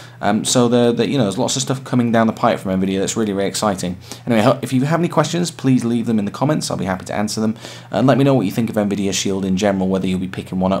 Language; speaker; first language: English; native; English